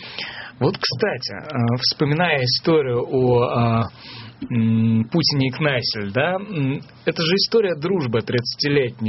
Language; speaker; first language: Russian; native; Russian